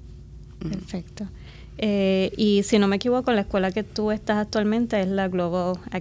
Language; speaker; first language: Spanish; native; Spanish